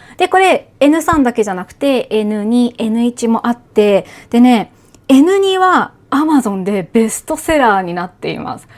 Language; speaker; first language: Japanese; native; Japanese